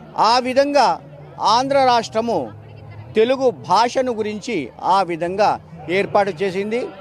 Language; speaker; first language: Telugu; native; Telugu